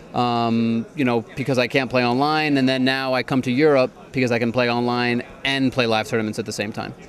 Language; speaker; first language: English; native; English